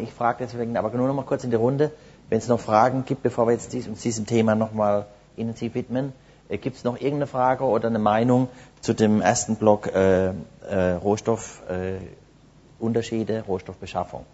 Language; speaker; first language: German; native; German